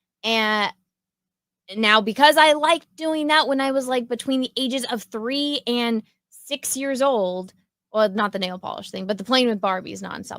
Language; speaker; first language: English; native; English